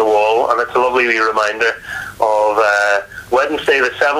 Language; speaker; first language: English; native; English